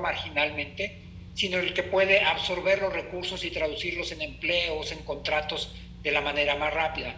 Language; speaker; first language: Spanish; native; Spanish